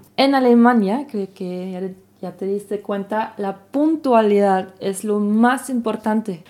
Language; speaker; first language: Spanish; non-native, fluent; German